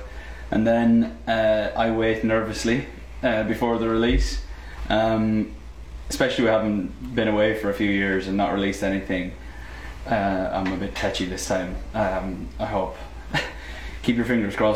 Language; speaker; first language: English; native; English